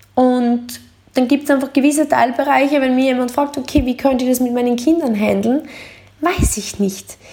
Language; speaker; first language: German; native; German